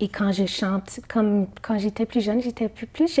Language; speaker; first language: French; non-native, fluent; Arabic